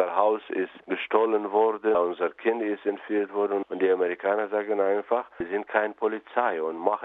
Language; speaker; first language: German; non-native, learner; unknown